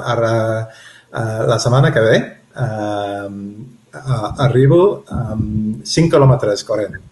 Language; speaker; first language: Catalan; non-native, learner; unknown